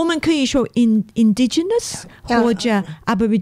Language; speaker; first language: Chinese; non-native, learner; English